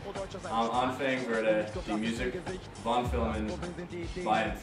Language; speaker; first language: German; non-native, learner; English